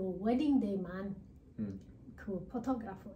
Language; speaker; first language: Korean; non-native, learner; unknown